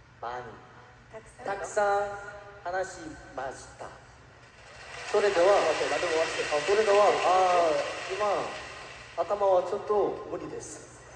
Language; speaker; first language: Japanese; non-native, learner; Korean